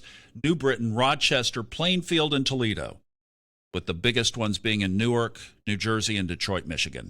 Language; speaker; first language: English; native; English